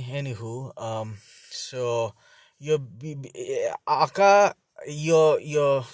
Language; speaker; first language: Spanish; non-native, learner; Bangla